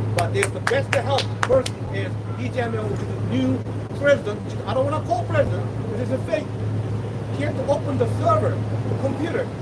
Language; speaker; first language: English; non-native, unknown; Korean